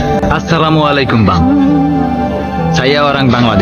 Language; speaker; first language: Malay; non-native, learner; Bangla